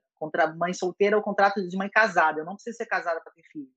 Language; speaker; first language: Portuguese; native; Portuguese